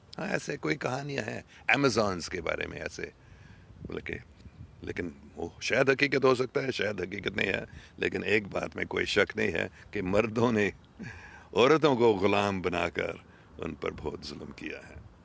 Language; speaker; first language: Urdu; non-native, local second language; English